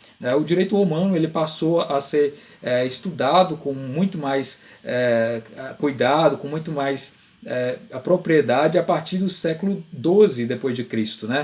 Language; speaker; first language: Portuguese; native; Portuguese